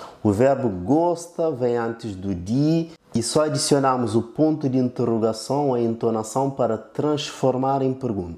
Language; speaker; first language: Portuguese; non-native, local second language; Kabuverdianu